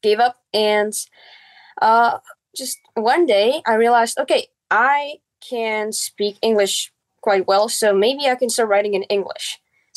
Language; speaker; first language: English; non-native, fluent; Czech